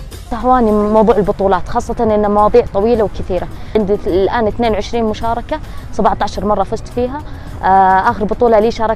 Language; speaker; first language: Arabic; native; Arabic